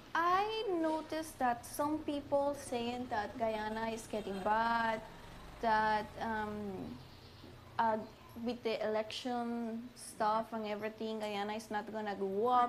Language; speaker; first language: English; non-native, fluent; Spanish